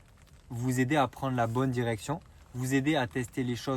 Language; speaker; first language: French; native; French